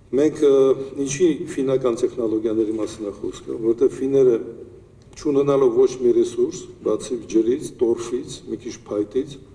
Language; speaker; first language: Armenian; native; Armenian